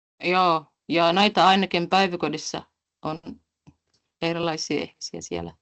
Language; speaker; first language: Finnish; non-native, fluent; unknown